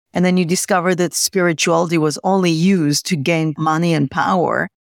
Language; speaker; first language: English; non-native, fluent; Hebrew